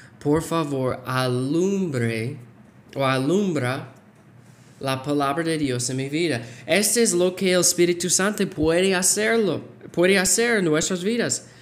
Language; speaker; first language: Spanish; non-native, fluent; English